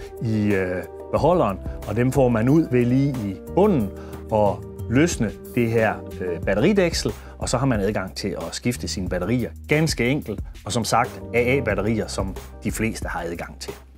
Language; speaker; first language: Danish; native; Danish